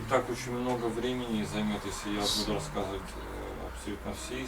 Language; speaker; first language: Russian; native; Russian